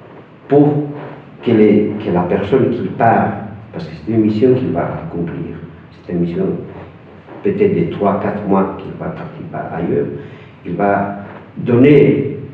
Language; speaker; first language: French; non-native, fluent; Spanish